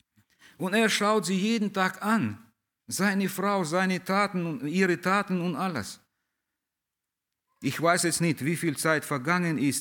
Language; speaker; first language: German; early bilingual, heritage; German